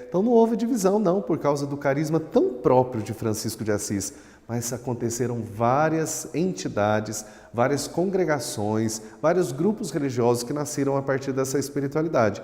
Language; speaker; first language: Portuguese; native; Portuguese